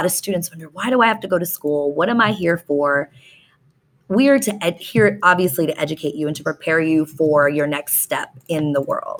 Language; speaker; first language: English; native; English